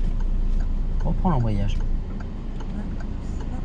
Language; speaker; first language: French; native; French